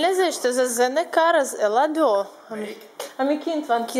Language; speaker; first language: Hungarian; non-native, learner; Russian